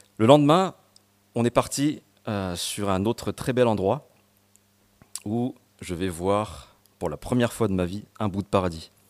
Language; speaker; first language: French; non-native, local second language; Malagasy